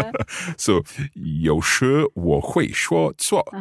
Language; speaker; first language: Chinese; non-native, learner; English